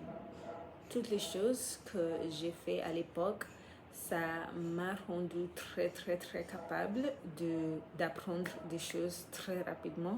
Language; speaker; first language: French; non-native, fluent; English